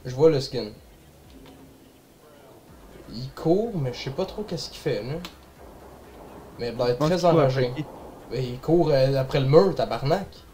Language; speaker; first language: French; native; French